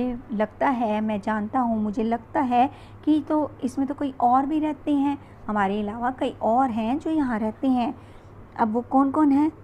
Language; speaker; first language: Hindi; native; Hindi